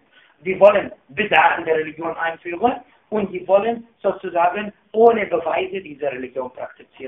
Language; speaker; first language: German; non-native, fluent; Arabic